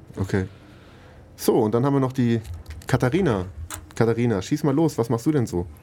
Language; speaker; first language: German; native; German